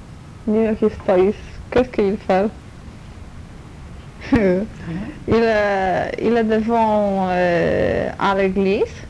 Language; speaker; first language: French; non-native, learner; Polish